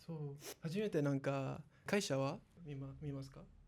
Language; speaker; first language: Japanese; non-native, learner; English